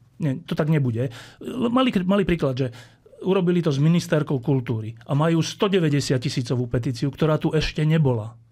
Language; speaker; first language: Slovak; native; Slovak